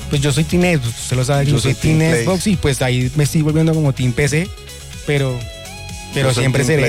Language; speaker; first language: Spanish; native; Spanish